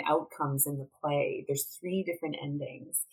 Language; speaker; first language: English; native; English